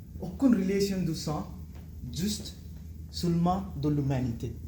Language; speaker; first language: French; non-native, learner; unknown